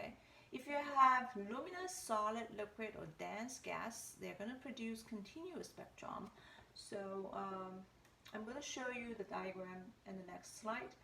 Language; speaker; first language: English; non-native, fluent; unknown